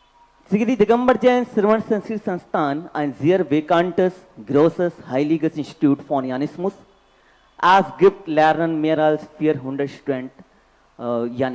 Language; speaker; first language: German; non-native, learner; Hindi